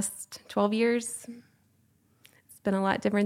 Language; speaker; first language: English; native; English